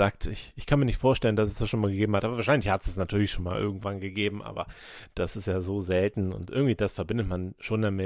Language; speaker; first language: German; native; German